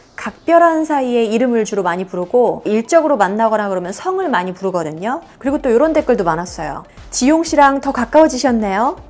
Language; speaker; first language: Korean; native; Korean